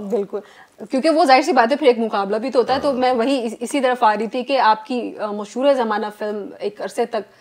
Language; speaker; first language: Urdu; native; Urdu